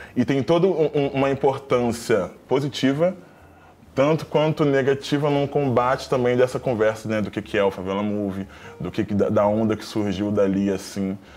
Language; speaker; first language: Portuguese; native; Portuguese